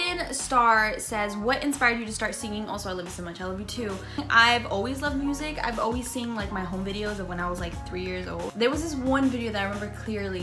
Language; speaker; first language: English; early bilingual, other home language; Spanish